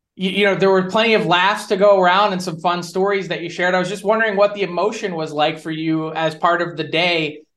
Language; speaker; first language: English; native; English